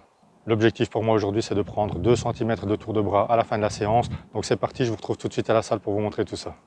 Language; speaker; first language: French; native; French